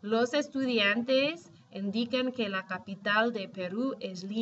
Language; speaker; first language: Spanish; non-native, fluent; English